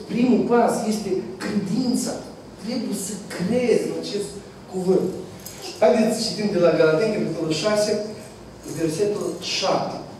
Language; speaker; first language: Romanian; non-native, fluent; Russian